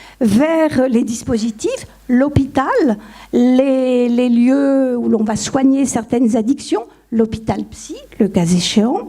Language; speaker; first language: French; native; French